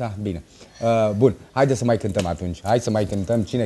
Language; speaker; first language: Romanian; native; Romanian